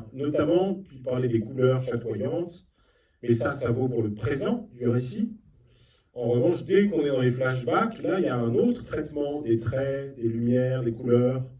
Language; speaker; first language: French; native; French